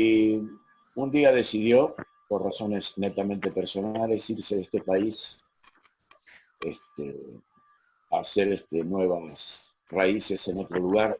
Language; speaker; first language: Spanish; native; Spanish